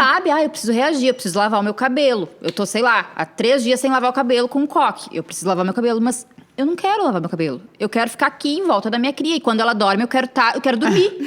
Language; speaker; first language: Portuguese; native; Portuguese